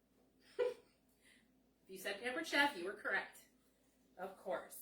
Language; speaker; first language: English; native; English